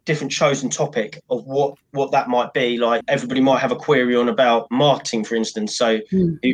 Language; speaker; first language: English; native; English